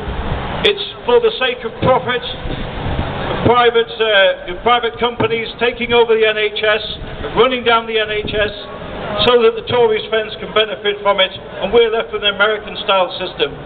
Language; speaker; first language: English; native; English